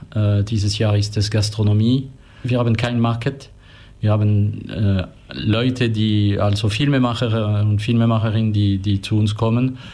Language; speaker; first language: German; non-native, local second language; French